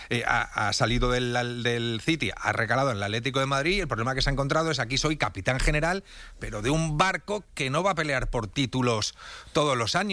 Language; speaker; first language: Spanish; native; Spanish